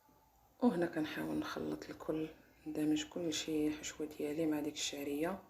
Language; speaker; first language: Arabic; native; Arabic